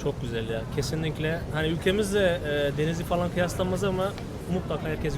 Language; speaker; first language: Turkish; native; Turkish